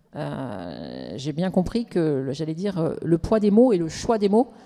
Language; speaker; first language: French; native; French